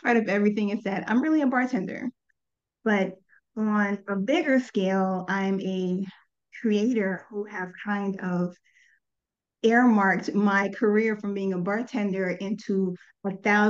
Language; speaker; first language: English; native; English